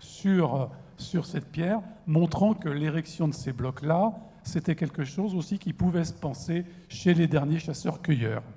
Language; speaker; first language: French; native; French